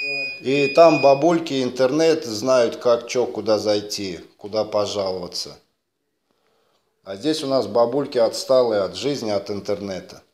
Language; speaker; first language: Russian; native; Russian